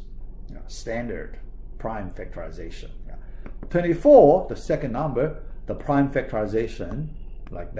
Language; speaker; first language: English; non-native, fluent; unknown